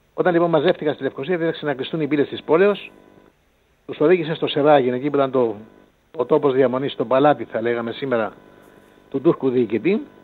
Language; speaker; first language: Greek; native; Greek